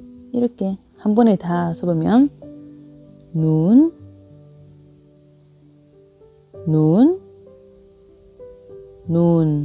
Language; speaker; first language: Korean; non-native, fluent; Arabic